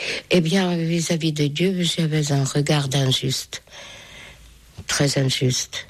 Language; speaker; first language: French; non-native, fluent; Hungarian